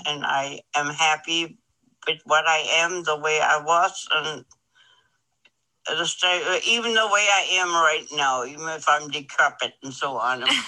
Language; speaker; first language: English; non-native, fluent; German